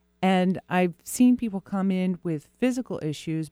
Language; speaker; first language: English; native; English